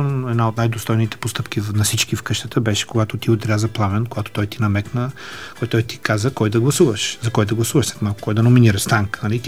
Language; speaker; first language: Bulgarian; native; Bulgarian